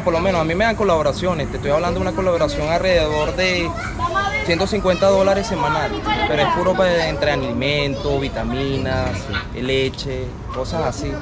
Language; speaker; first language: Spanish; native; Spanish